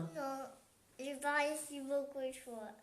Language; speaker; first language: French; non-native, learner; Vietnamese